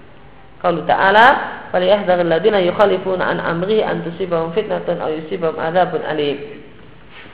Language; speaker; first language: Arabic; non-native, fluent; Indonesian